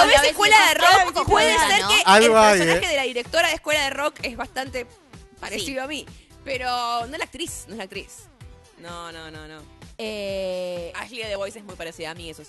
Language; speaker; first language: Spanish; native; Spanish